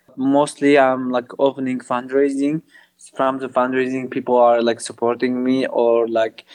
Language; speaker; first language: English; non-native, learner; Arabic